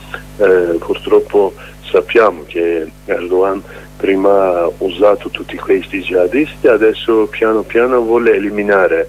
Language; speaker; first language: Italian; non-native, learner; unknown